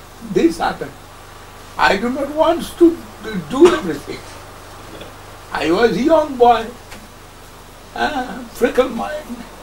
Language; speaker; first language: English; non-native, local second language; Bangla